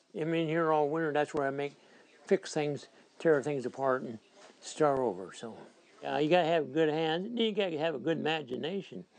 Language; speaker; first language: English; native; English